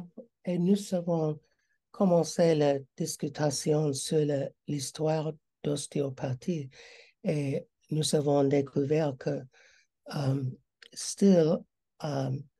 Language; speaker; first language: French; non-native, learner; English